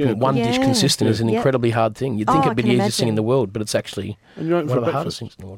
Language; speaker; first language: English; native; English